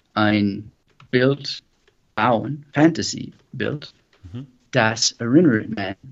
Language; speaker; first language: German; non-native, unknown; English